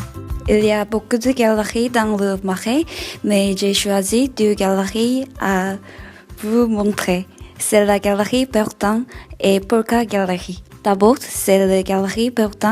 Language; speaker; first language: French; non-native, learner; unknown